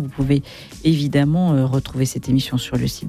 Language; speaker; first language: French; native; French